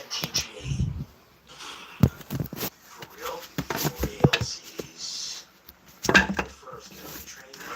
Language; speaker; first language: English; native; English